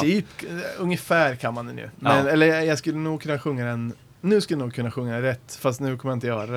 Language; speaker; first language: Swedish; native; Swedish